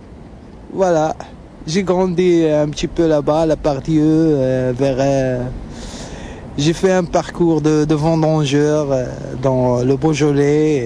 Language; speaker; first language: French; non-native, local second language; Arabic